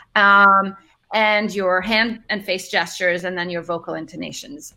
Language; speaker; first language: English; early bilingual, other home language; Arabic